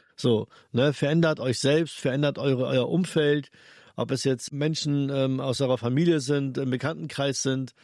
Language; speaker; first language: German; early bilingual, other home language; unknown